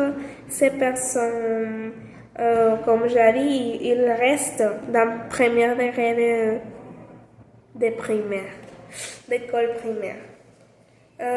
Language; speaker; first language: French; non-native, learner; Spanish